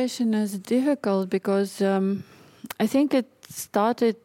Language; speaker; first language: English; non-native, fluent; Russian